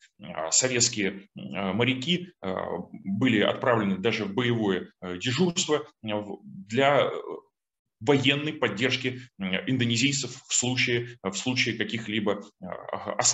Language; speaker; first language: Russian; native; Russian